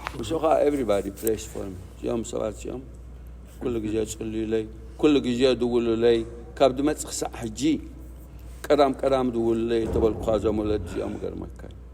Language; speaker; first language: Tigrinya; native; Tigrinya